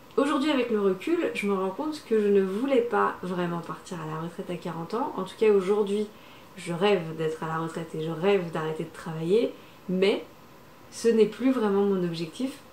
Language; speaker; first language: French; native; French